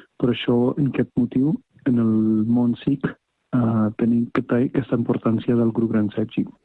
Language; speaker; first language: Catalan; non-native, fluent; Punjabi